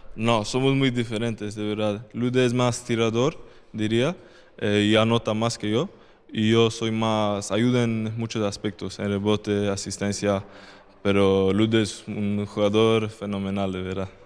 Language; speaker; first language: Spanish; non-native, fluent; Swedish